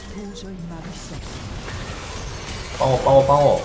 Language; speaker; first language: Chinese; non-native, fluent; Korean